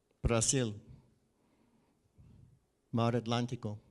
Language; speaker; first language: Spanish; non-native, learner; English